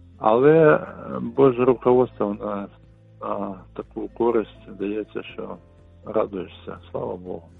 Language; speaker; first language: Ukrainian; non-native, local second language; Russian